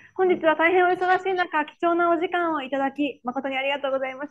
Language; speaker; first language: Japanese; native; Japanese